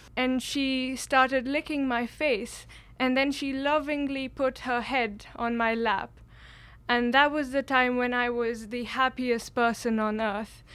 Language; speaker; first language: English; non-native, local second language; Kashmiri